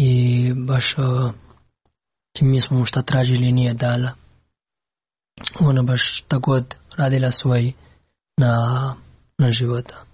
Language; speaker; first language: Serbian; non-native, learner; Pashto